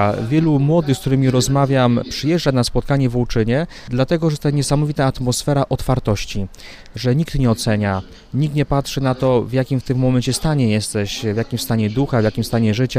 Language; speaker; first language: Polish; native; Polish